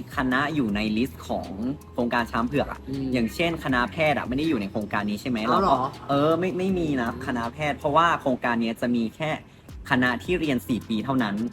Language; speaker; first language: Thai; non-native, local second language; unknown